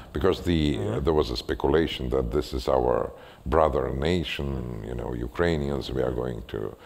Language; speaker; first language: English; non-native, fluent; Russian